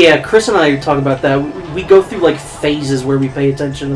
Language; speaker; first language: English; native; English